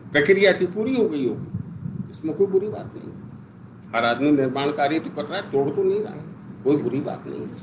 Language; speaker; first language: Hindi; native; Hindi